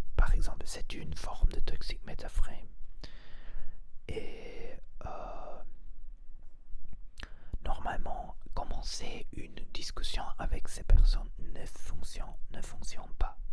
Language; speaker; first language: French; non-native, learner; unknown